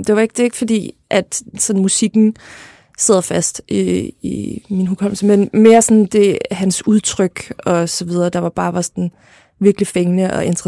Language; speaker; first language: Danish; native; Danish